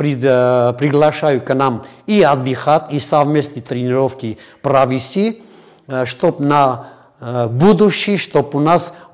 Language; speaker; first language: Russian; non-native, fluent; Armenian